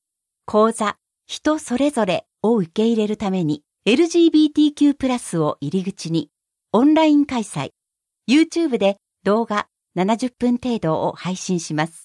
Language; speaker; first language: Japanese; native; Japanese